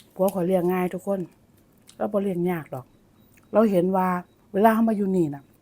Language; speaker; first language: Thai; native; Thai